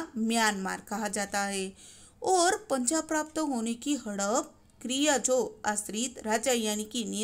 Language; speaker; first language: Hindi; non-native, local second language; Gujarati